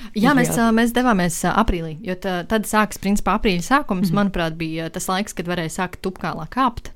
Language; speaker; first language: Latvian; native; Latvian